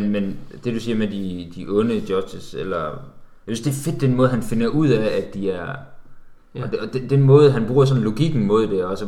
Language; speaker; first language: Danish; native; Danish